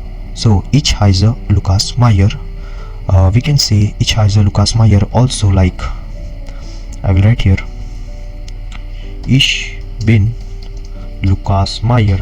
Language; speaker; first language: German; non-native, learner; Marathi